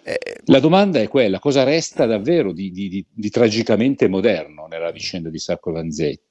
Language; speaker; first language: Italian; native; Italian